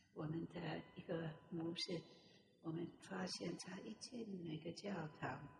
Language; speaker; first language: Chinese; non-native, fluent; English